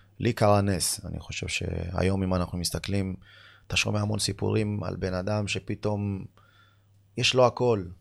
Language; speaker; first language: Hebrew; early bilingual, other home language; Amharic